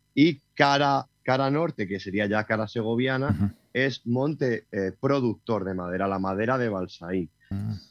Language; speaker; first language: Spanish; native; Spanish